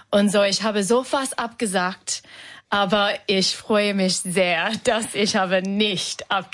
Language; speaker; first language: German; non-native, learner; English